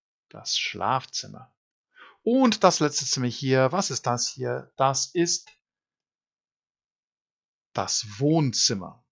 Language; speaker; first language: German; non-native, fluent; English